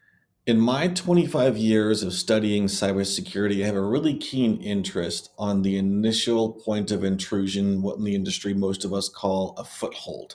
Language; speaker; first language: English; native; English